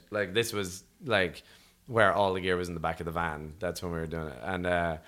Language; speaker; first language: English; native; English